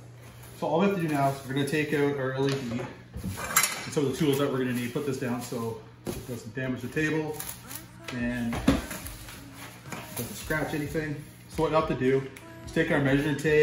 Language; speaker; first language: English; native; English